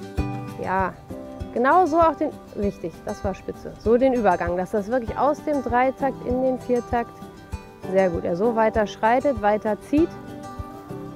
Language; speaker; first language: German; native; German